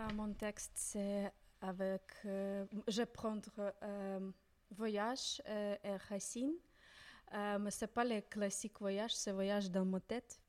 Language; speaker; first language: French; non-native, learner; Ukrainian